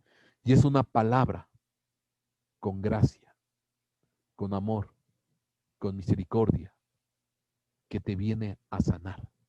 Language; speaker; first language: Spanish; native; Spanish